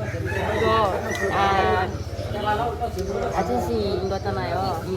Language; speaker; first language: Korean; non-native, learner; Lao